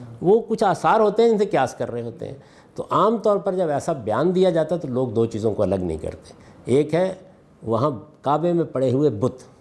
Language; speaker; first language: Urdu; non-native, local second language; Punjabi